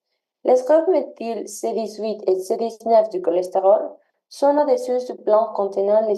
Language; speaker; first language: French; non-native, learner; Spanish